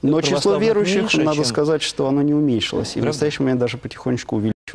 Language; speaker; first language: Russian; native; Russian